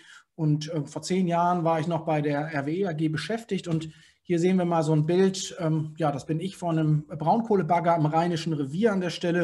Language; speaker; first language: German; native; German